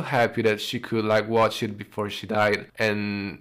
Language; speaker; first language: English; non-native, fluent; Italian